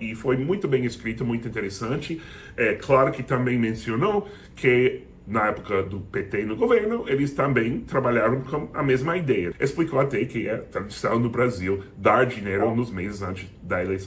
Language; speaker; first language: Portuguese; non-native, fluent; English